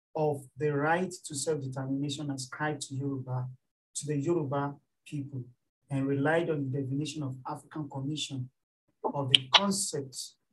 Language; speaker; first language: English; non-native, local second language; Yoruba